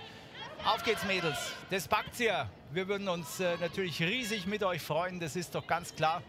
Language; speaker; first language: German; native; German